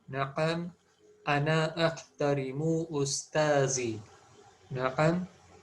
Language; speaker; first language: Arabic; non-native, fluent; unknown